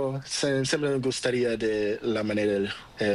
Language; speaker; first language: Spanish; non-native, learner; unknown